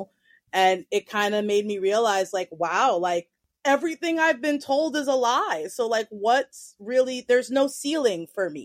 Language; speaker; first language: English; native; English